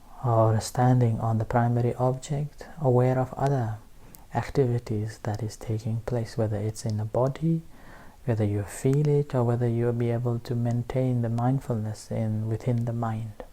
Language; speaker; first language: English; non-native, fluent; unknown